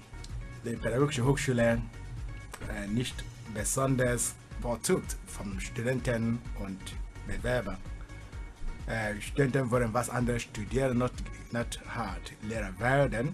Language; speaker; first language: German; non-native, fluent; Igbo